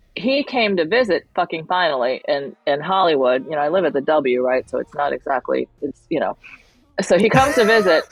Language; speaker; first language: English; early bilingual, other home language; Chinese